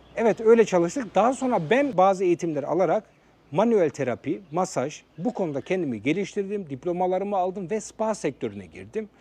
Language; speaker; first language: Turkish; early bilingual, heritage; Turkish